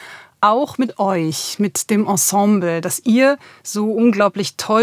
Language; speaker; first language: German; native; German